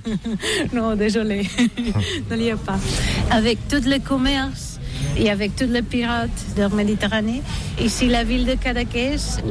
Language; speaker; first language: French; non-native, learner; Catalan